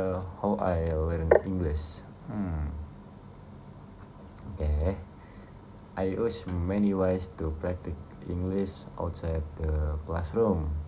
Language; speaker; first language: English; non-native, learner; Indonesian